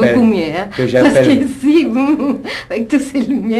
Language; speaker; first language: French; non-native, fluent; Italian